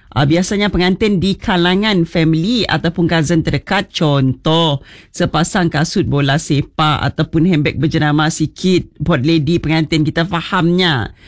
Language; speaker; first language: Malay; native; Malay